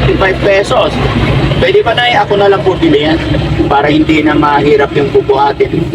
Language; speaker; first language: Filipino; native; Filipino